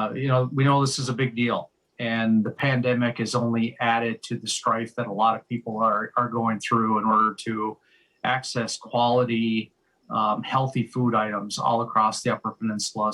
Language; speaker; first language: English; native; English